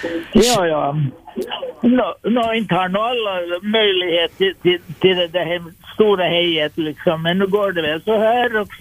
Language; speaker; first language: Swedish; native; Swedish